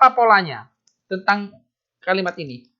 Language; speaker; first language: Indonesian; native; Indonesian